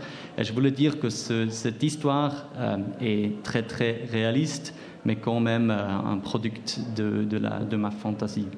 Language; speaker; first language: French; non-native, fluent; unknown